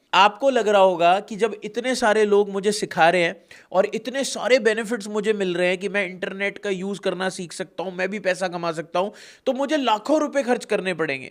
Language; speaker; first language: Hindi; native; Hindi